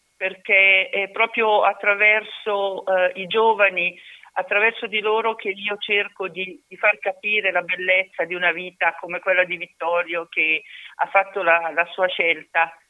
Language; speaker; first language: Italian; native; Italian